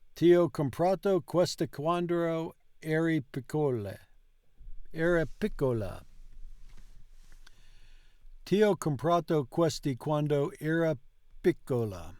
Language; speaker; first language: Italian; non-native, learner; English